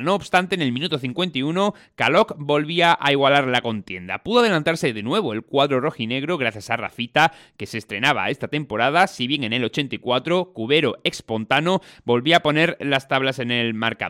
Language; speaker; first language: Spanish; native; Spanish